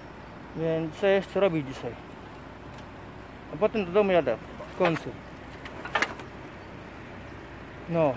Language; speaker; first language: Polish; native; Polish